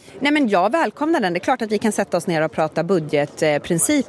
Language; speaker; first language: Swedish; non-native, learner; Persian